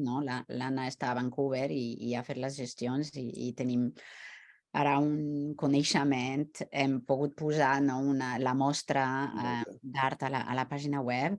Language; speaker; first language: Catalan; non-native, fluent; French